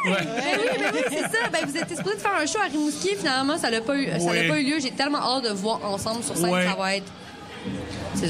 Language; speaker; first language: French; native; French